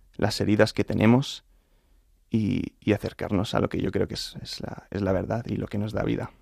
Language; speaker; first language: Spanish; native; Spanish